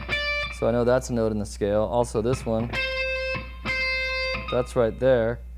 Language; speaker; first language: English; native; English